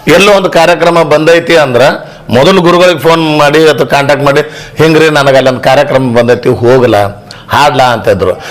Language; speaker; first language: Kannada; native; Kannada